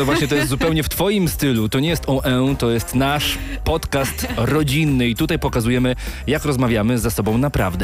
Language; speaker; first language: Polish; native; Polish